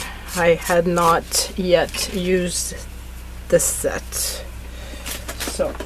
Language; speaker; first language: English; native; English